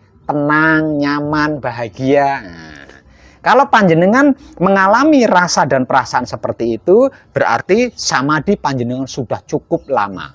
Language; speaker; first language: Indonesian; non-native, local second language; Javanese